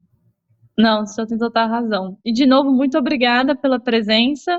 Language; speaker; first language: Portuguese; native; Portuguese